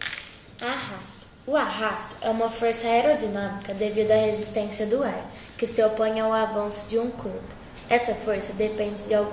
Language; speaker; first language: Portuguese; native; Portuguese